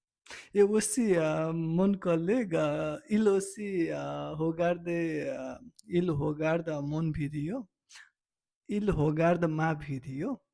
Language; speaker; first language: French; non-native, learner; Nepali